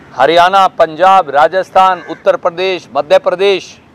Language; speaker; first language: Hindi; native; Hindi